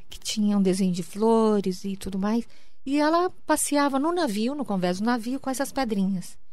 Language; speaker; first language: Portuguese; early bilingual, other home language; Japanese